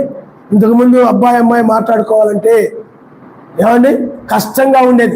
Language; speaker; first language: Telugu; native; Telugu